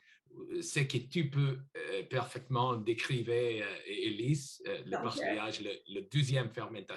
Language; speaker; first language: French; non-native, learner; English